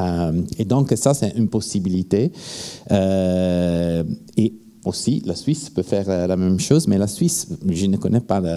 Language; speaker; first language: French; non-native, fluent; Italian